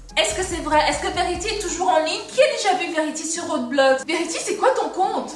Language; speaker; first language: French; non-native, fluent; English